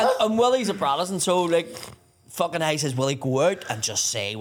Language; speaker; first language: English; native; English